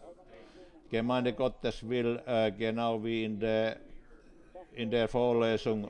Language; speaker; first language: German; non-native, fluent; Finnish